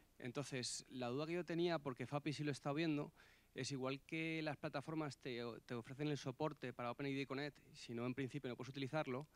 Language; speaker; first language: Spanish; native; Spanish